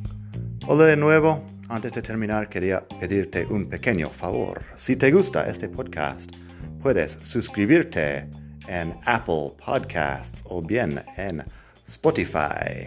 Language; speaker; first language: Spanish; non-native, fluent; English